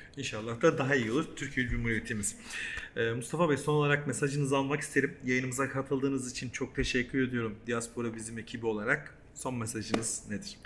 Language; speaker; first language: Turkish; early bilingual, heritage; Turkish